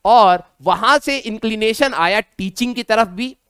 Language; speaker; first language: Hindi; native; Hindi